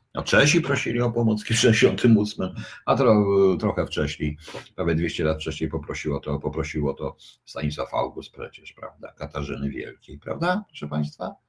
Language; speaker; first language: Polish; native; Polish